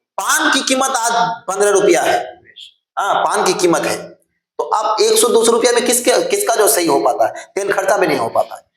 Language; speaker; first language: Urdu; non-native, local second language; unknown